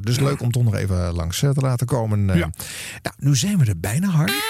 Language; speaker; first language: Dutch; native; Dutch